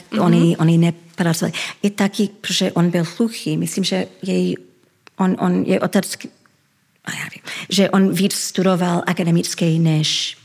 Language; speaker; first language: Czech; early bilingual, heritage; Czech